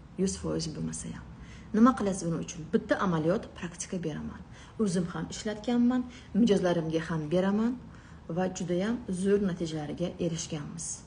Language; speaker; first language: Uzbek; non-native, local second language; Russian